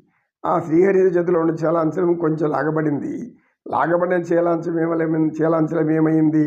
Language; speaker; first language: Telugu; native; Telugu